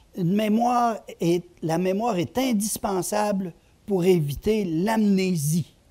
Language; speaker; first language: French; native; French